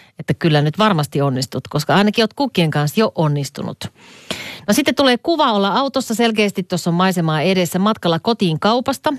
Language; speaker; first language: Finnish; native; Finnish